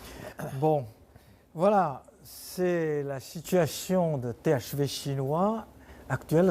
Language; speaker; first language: French; non-native, fluent; Chinese